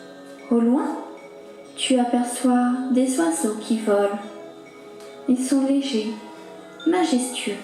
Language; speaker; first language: French; native; French